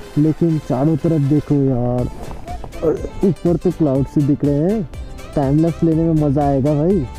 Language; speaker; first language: Hindi; non-native, local second language; Bangla